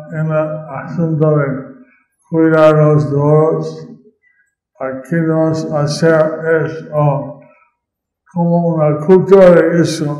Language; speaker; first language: Spanish; non-native, learner; English